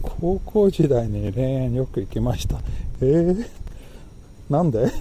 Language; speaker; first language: Japanese; non-native, learner; Swedish